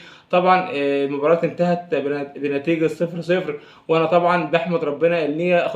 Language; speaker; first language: Arabic; native; Arabic